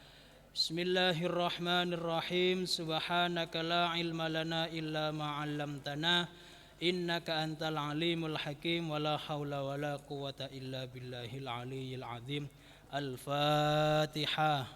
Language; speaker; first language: Arabic; non-native, fluent; Javanese